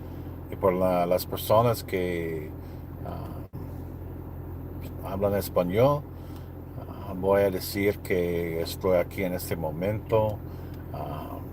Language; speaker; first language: Spanish; non-native, learner; English